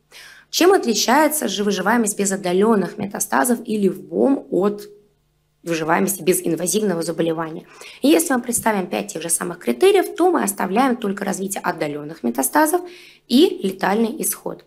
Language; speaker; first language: Russian; native; Russian